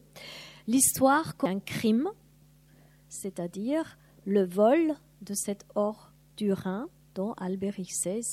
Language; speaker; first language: French; non-native, fluent; German